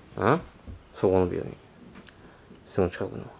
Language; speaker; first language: Japanese; native; Japanese